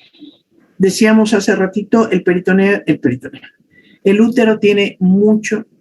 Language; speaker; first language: Spanish; native; Spanish